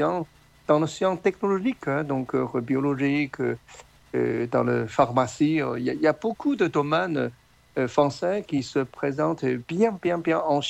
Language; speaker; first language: French; non-native, learner; Chinese